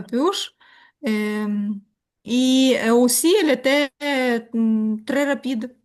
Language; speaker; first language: French; non-native, learner; Ukrainian